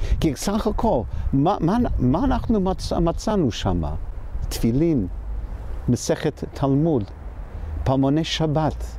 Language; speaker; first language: Hebrew; non-native, fluent; English